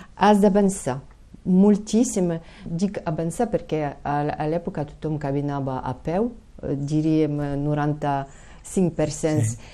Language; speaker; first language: Catalan; non-native, fluent; Ukrainian